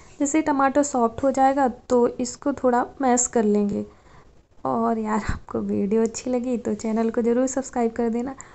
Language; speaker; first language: Hindi; native; Hindi